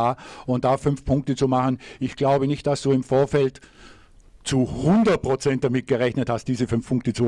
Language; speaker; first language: German; native; German